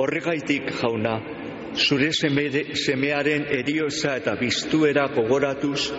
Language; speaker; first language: Basque; native; Basque